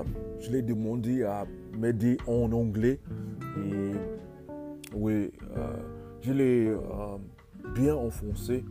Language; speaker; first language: French; non-native, learner; English